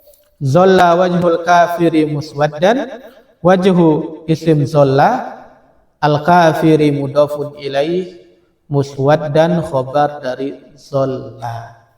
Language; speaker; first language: Arabic; non-native, fluent; Indonesian